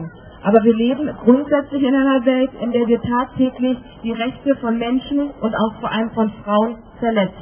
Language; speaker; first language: German; native; German